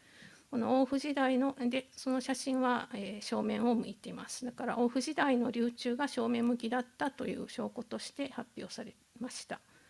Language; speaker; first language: Japanese; native; Japanese